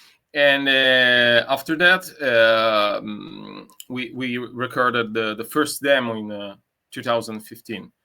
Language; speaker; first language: English; non-native, learner; Italian